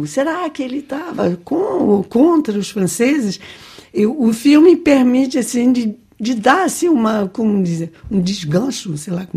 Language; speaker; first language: Portuguese; non-native, fluent; French